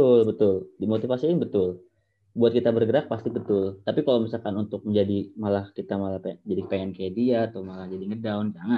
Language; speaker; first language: Indonesian; native; Indonesian